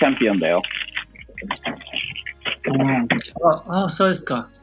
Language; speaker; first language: Japanese; non-native, learner; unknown